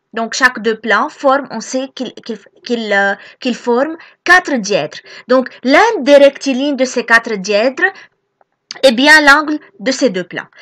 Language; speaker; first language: French; non-native, local second language; Arabic